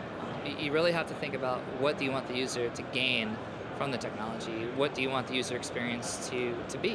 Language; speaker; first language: English; native; English